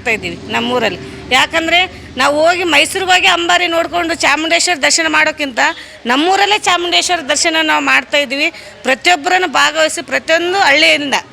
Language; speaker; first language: Kannada; native; Kannada